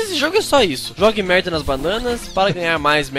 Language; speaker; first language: Portuguese; native; Portuguese